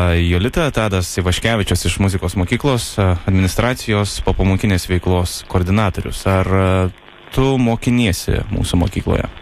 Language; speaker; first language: Lithuanian; native; Lithuanian